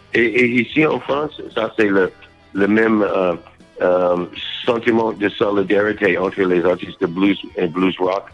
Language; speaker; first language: French; non-native, learner; English